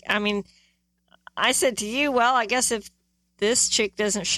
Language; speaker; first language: English; native; English